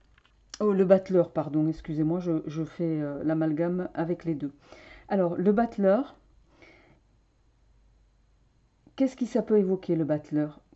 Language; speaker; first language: French; native; French